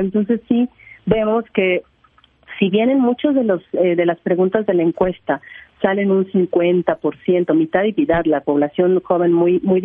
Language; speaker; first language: Spanish; native; Spanish